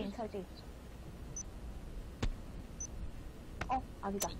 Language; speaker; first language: Korean; native; Korean